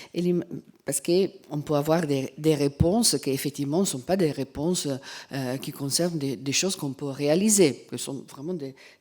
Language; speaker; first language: French; non-native, fluent; Italian